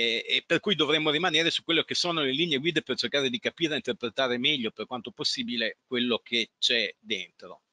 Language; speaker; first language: Italian; native; Italian